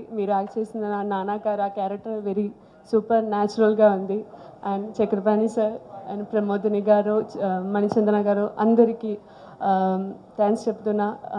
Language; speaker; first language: Telugu; non-native, learner; Malayalam